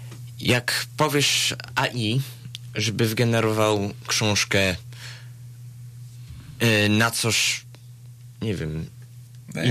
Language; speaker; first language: Polish; early bilingual, heritage; Polish